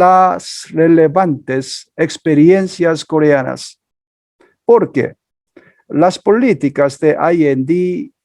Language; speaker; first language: Spanish; non-native, fluent; Korean